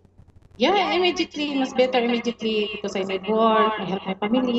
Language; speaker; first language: English; non-native, learner; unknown